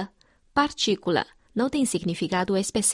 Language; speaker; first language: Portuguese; non-native, fluent; Chinese